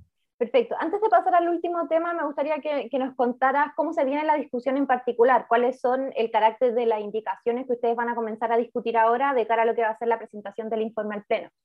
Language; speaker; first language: Spanish; native; Spanish